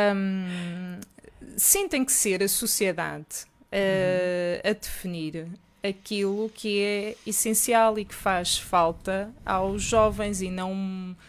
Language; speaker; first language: Portuguese; native; Portuguese